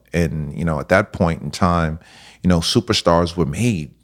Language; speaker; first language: English; native; English